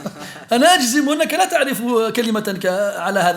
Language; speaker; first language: Arabic; early bilingual, heritage; French